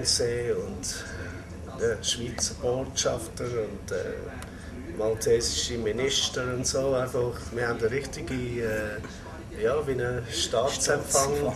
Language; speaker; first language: German; non-native, fluent; Maltese